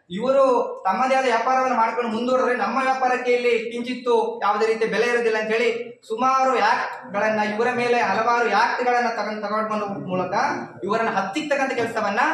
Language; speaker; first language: Kannada; non-native, local second language; Lambadi